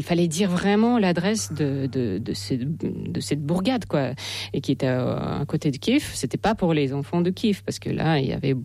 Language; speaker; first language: French; non-native, fluent; Russian